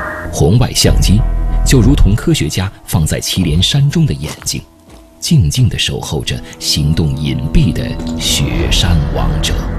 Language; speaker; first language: Chinese; native; Chinese